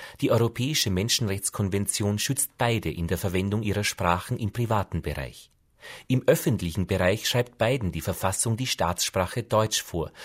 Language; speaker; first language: German; native; German